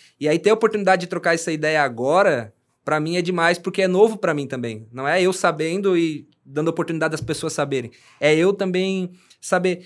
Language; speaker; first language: Portuguese; native; Portuguese